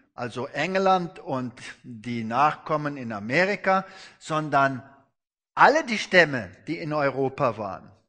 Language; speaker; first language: German; non-native, fluent; Afrikaans